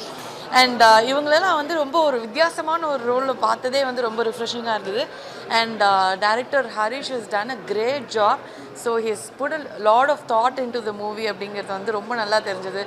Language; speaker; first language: Tamil; native; Tamil